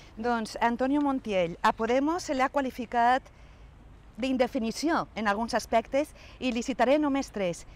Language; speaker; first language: Catalan; native; Catalan